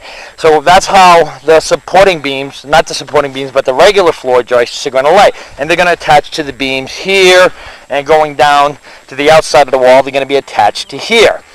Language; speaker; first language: English; native; English